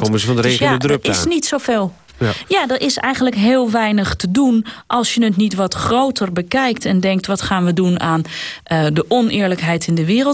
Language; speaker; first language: Dutch; native; Dutch